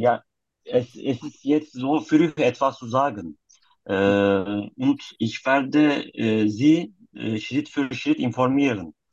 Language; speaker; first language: German; non-native, learner; Turkish